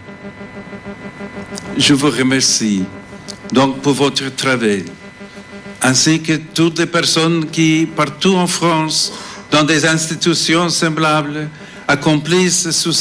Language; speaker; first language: French; non-native, fluent; English